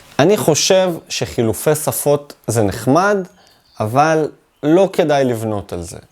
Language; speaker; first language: Hebrew; native; Hebrew